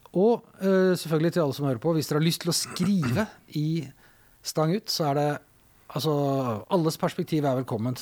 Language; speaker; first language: Norwegian; native; Norwegian